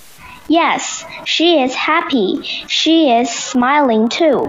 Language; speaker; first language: English; non-native, learner; Chinese